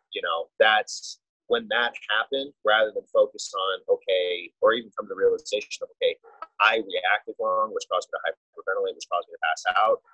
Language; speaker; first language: English; native; English